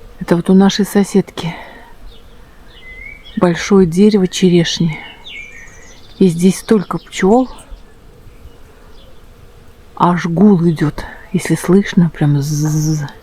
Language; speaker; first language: Russian; native; Russian